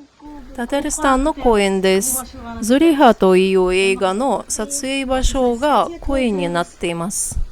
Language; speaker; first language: Japanese; non-native, fluent; Tatar